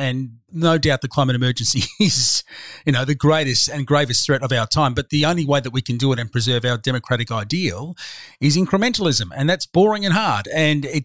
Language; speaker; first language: English; native; English